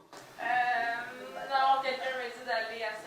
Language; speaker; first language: French; native; French